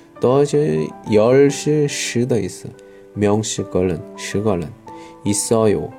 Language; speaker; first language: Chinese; non-native, learner; Korean